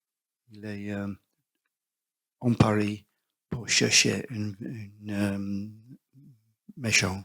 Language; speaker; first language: French; non-native, learner; English